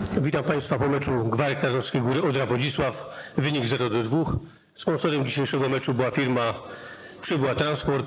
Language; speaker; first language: Polish; native; Polish